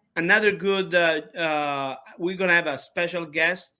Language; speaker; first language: English; non-native, learner; Italian